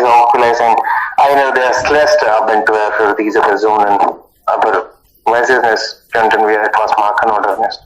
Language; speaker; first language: German; non-native, learner; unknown